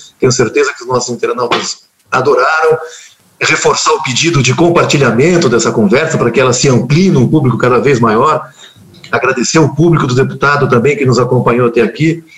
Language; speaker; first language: Portuguese; native; Portuguese